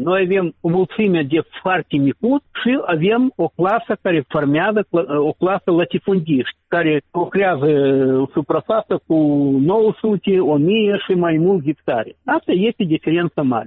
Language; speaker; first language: Romanian; non-native, local second language; Russian